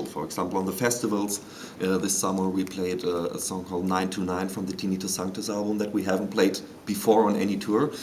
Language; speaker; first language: English; non-native, fluent; German